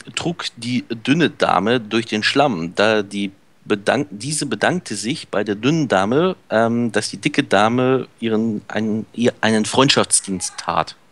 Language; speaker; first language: German; native; German